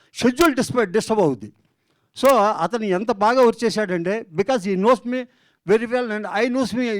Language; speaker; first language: Telugu; native; Telugu